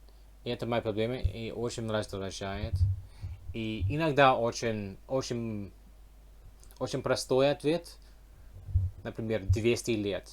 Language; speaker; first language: Russian; non-native, learner; English